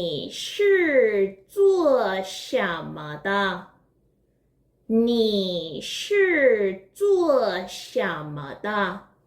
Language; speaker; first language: Chinese; non-native, fluent; Korean